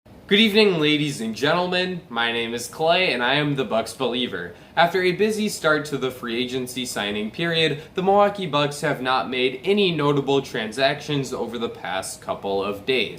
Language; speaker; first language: English; native; English